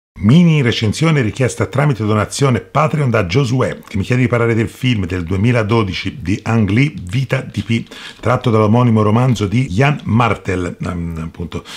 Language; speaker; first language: Italian; native; Italian